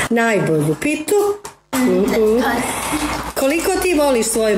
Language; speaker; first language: Croatian; native; Croatian